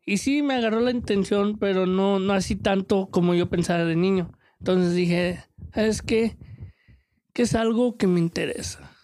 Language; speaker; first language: Spanish; early bilingual, heritage; Spanish